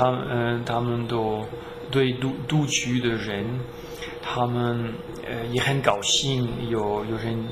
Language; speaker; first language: Chinese; non-native, fluent; French